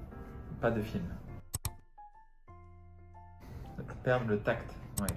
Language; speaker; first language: French; non-native, fluent; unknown